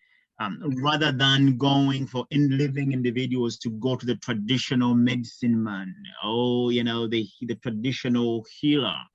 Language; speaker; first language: English; non-native, local second language; Ganda